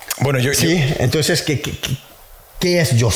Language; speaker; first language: Spanish; non-native, learner; French